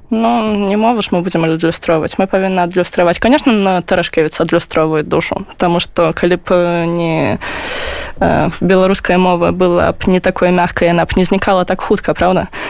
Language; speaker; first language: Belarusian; non-native, local second language; Russian